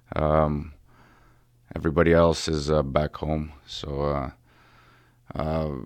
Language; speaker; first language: English; early bilingual, other home language; Ukrainian